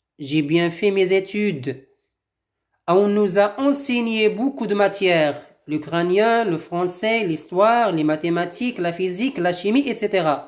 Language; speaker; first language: French; non-native, local second language; Arabic